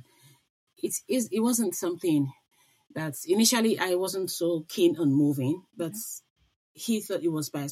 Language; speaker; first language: English; non-native, local second language; Igbo